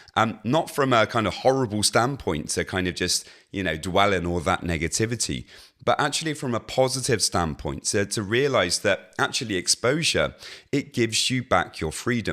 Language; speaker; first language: English; native; English